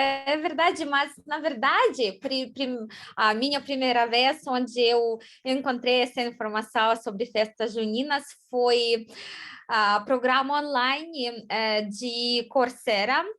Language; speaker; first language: Portuguese; non-native, fluent; Ukrainian